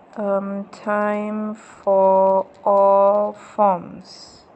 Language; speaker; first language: English; non-native, local second language; Malay